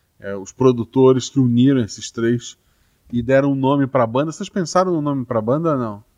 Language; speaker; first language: Portuguese; native; Portuguese